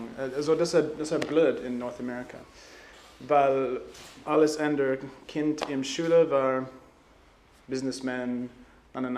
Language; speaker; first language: German; non-native, learner; English